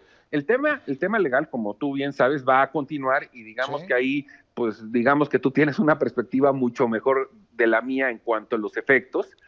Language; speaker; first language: Spanish; native; Spanish